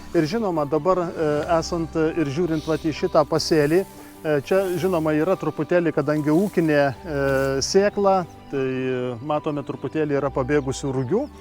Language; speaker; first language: Lithuanian; native; Lithuanian